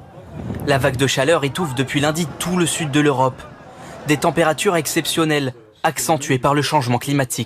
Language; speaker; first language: French; native; French